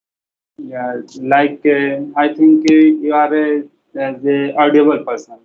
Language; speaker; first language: English; non-native, learner; Hindi